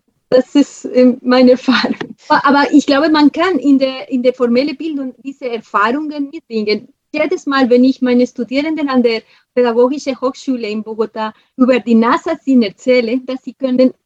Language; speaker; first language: German; non-native, fluent; Spanish